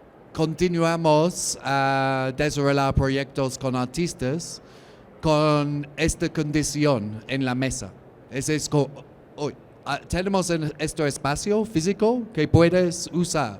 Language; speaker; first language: Spanish; non-native, learner; English